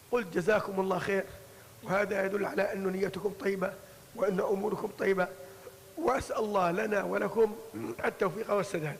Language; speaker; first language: Arabic; native; Arabic